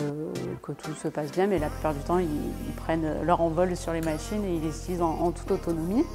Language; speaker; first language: French; native; French